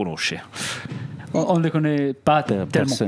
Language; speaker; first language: French; non-native, local second language; Italian